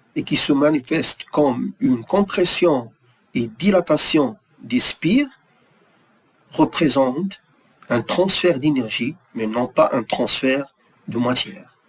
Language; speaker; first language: French; non-native, local second language; Arabic